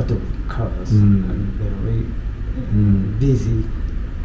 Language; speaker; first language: English; non-native, learner; Japanese